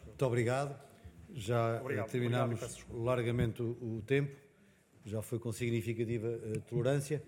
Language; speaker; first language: Portuguese; native; Portuguese